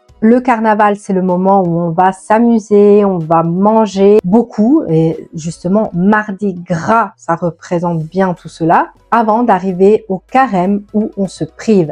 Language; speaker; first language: French; non-native, fluent; Italian